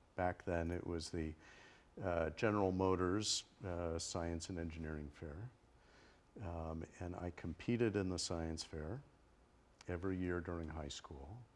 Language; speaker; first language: English; native; English